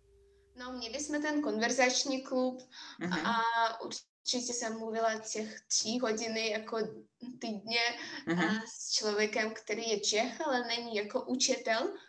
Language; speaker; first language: Czech; non-native, fluent; Russian